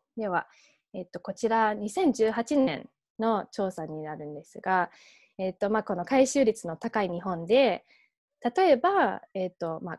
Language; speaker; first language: Japanese; early bilingual, heritage; Japanese